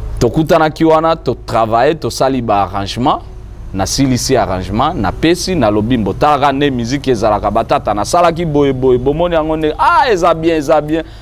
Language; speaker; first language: Lingala; non-native, local second language; Swahili